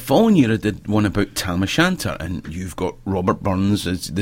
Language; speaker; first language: English; native; English